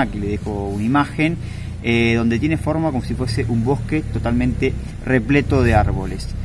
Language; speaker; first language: Spanish; native; Spanish